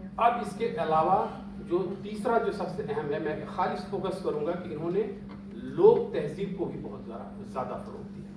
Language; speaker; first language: Urdu; native; Urdu